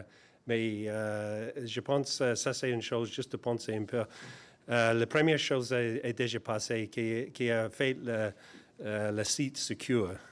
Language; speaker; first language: French; non-native, learner; English